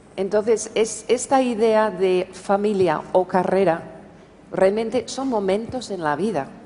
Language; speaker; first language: Spanish; non-native, fluent; English